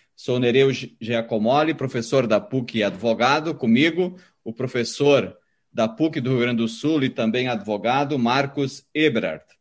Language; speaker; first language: Portuguese; native; Portuguese